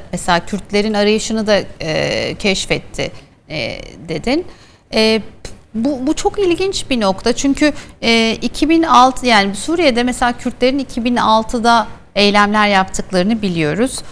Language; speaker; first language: Turkish; native; Turkish